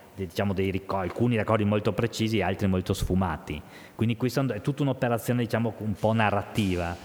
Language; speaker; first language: Italian; native; Italian